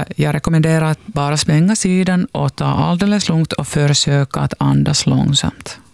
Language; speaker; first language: Swedish; non-native, local second language; Finnish